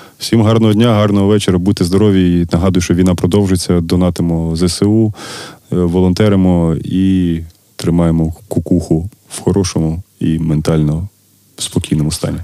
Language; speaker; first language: Ukrainian; non-native, local second language; Russian